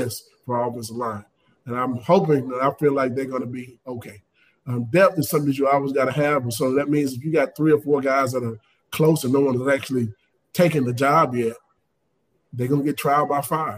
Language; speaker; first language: English; native; English